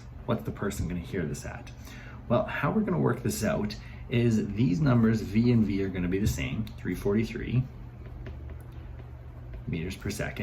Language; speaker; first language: English; native; English